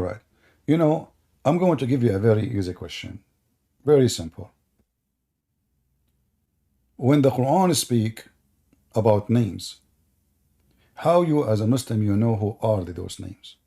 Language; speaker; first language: English; non-native, fluent; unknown